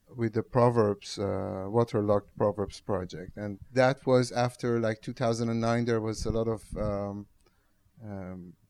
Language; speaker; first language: English; non-native, fluent; Persian